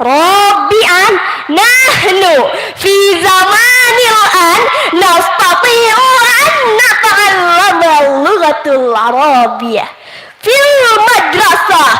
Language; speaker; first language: Arabic; non-native, learner; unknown